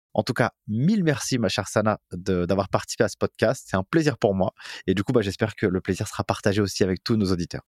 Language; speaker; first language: French; native; French